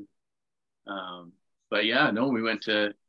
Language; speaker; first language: English; native; English